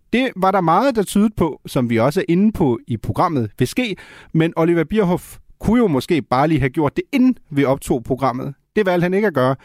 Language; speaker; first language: Danish; non-native, local second language; German